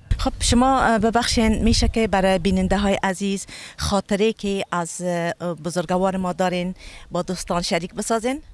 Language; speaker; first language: Persian; native; Persian